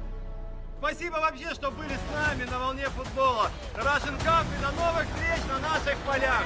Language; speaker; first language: Russian; native; Russian